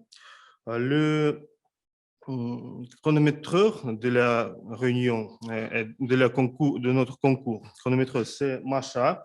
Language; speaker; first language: French; non-native, fluent; Russian